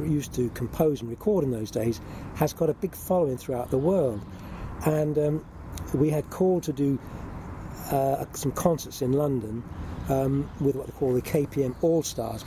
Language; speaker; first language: English; native; English